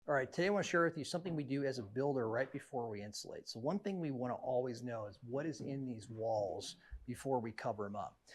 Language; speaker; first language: English; native; English